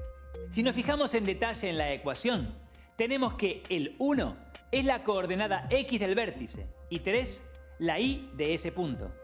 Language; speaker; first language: Spanish; native; Spanish